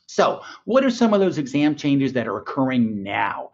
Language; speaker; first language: English; native; English